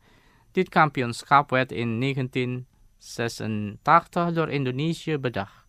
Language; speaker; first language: Dutch; non-native, fluent; Indonesian